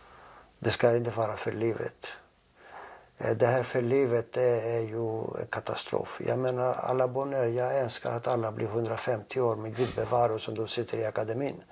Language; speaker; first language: Swedish; non-native, fluent; Greek